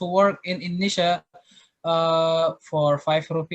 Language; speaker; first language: English; non-native, learner; Indonesian